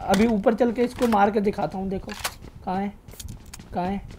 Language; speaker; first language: Hindi; native; Hindi